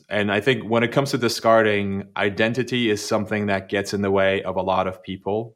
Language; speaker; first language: English; non-native, fluent; Turkish